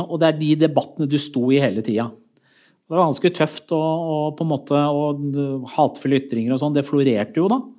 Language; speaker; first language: Norwegian; early bilingual, other home language; Persian